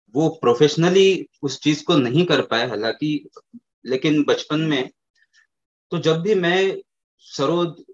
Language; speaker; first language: Hindi; native; Hindi